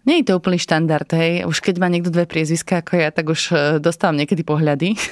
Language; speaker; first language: Slovak; native; Slovak